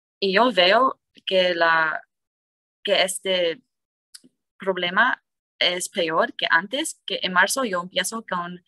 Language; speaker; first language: Spanish; non-native, learner; English